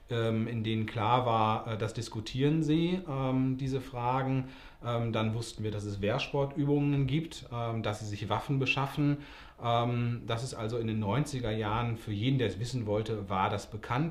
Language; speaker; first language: German; native; German